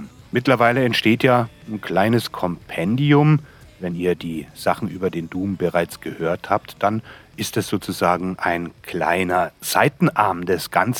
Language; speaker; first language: German; native; German